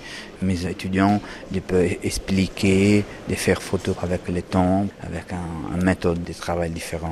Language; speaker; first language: French; non-native, learner; Italian